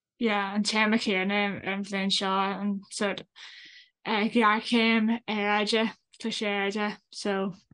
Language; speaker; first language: Irish; non-native, local second language; English